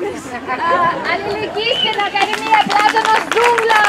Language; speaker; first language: Greek; non-native, learner; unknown